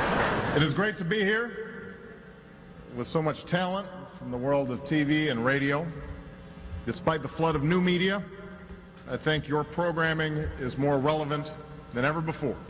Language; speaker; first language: English; native; English